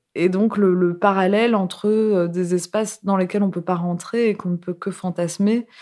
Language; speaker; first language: French; native; French